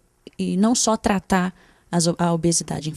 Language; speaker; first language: Portuguese; native; Portuguese